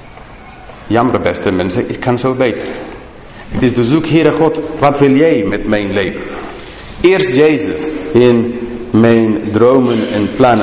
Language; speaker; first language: Dutch; non-native, fluent; English